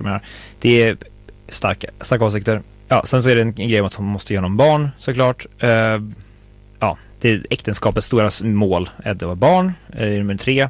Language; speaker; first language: Swedish; native; Swedish